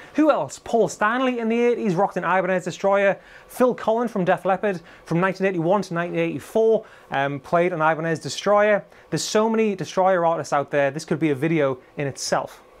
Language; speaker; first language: English; native; English